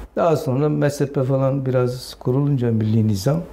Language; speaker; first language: Turkish; non-native, local second language; Zaza